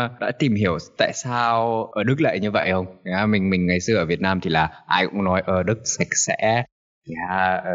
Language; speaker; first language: Vietnamese; early bilingual, heritage; Vietnamese